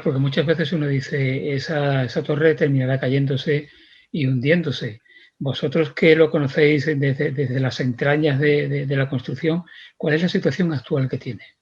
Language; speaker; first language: Spanish; native; Spanish